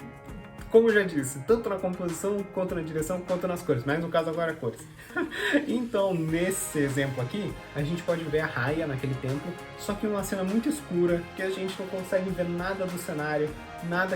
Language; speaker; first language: Portuguese; native; Portuguese